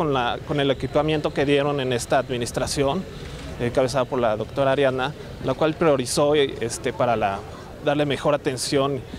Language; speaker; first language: Spanish; native; Spanish